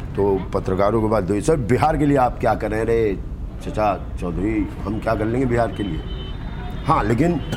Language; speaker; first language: Hindi; native; Hindi